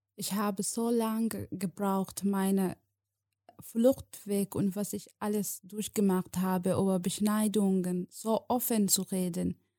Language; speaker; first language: German; non-native, learner; Somali